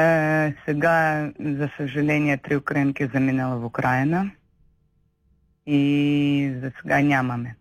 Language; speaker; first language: Bulgarian; non-native, learner; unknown